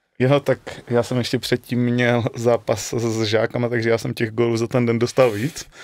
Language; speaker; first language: Czech; native; Czech